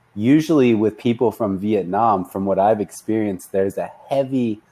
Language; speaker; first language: English; native; English